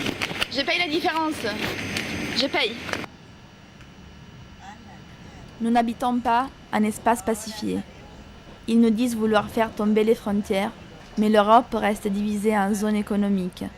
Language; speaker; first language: French; non-native, fluent; Italian